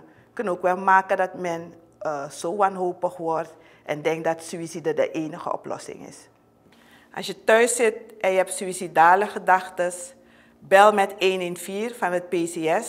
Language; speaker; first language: Dutch; native; Dutch